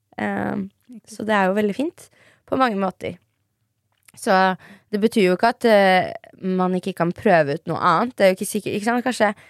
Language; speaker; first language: Norwegian; early bilingual, other home language; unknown